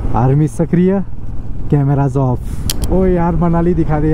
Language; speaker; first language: Hindi; non-native, local second language; Marathi